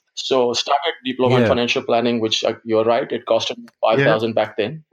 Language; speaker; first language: English; non-native, local second language; Gujarati